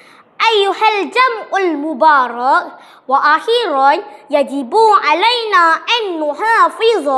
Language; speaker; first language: Arabic; non-native, learner; Malay